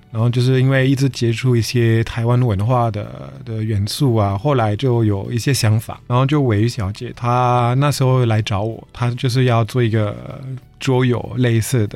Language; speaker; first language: Chinese; non-native, fluent; French